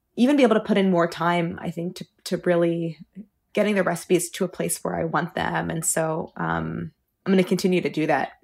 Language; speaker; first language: English; native; English